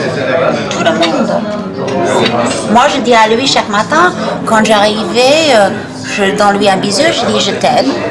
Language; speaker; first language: French; non-native, learner; English